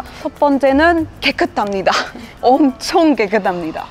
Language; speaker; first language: Korean; non-native, fluent; French